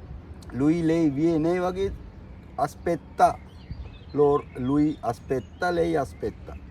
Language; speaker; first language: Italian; non-native, fluent; Sinhala